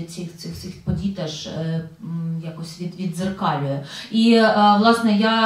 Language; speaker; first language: Ukrainian; native; Ukrainian